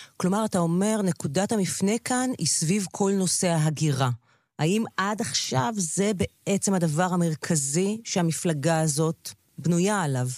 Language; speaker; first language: Hebrew; native; Hebrew